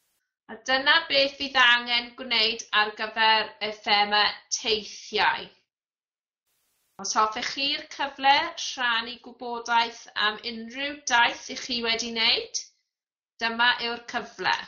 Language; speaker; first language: Welsh; non-native, fluent; English